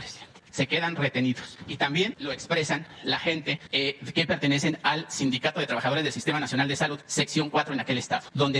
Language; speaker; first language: Spanish; native; Spanish